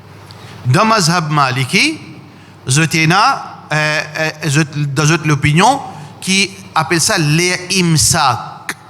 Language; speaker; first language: French; non-native, learner; Morisyen